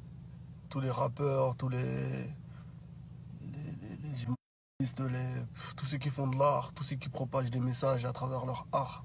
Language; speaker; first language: French; native; French